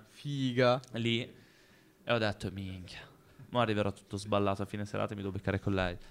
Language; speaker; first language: Italian; native; Italian